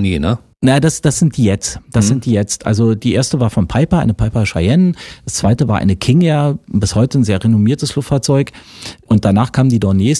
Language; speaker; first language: German; native; German